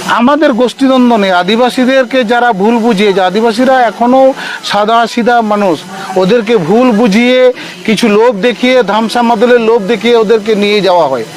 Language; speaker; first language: Bangla; non-native, local second language; Santali